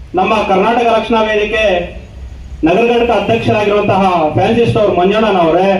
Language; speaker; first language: Kannada; non-native, local second language; Urdu